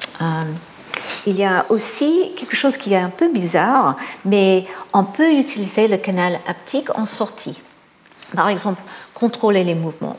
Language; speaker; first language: French; non-native, fluent; English